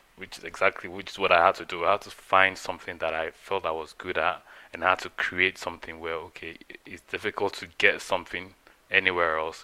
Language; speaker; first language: English; non-native, local second language; Yoruba